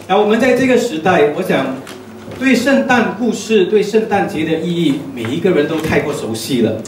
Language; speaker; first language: Chinese; native; Chinese